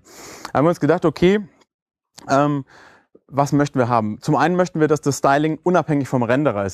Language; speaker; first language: German; native; German